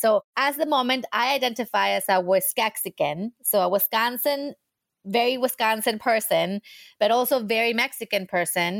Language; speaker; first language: English; early bilingual, heritage; English